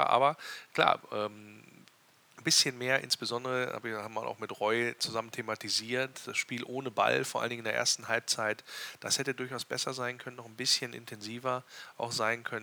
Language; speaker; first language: German; native; German